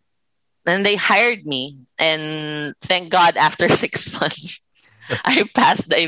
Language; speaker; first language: English; non-native, local second language; Filipino